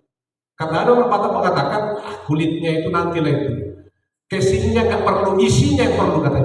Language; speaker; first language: Indonesian; native; Indonesian